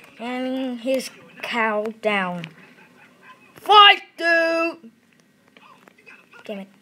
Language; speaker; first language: English; non-native, learner; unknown